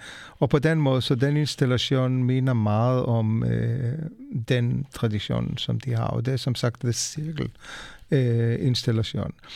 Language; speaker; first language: Danish; non-native, fluent; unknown